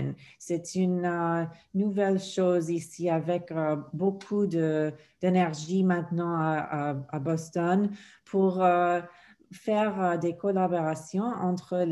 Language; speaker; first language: French; non-native, fluent; English